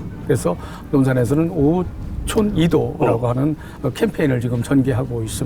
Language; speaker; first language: Korean; native; Korean